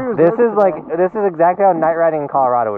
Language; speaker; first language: English; native; English